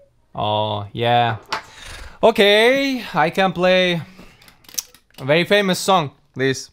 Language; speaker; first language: English; non-native, learner; Russian